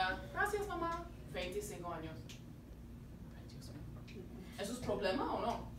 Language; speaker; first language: Spanish; non-native, fluent; English